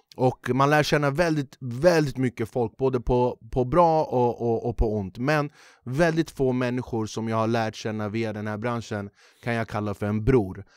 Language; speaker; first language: Swedish; native; Swedish